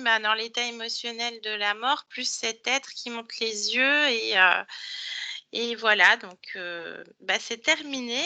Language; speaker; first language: French; native; French